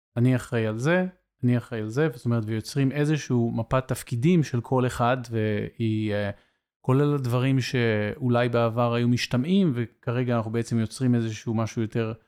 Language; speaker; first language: Hebrew; native; Hebrew